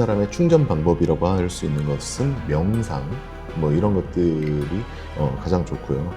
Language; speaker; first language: Korean; native; Korean